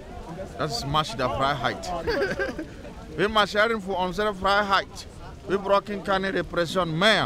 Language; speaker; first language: German; non-native, learner; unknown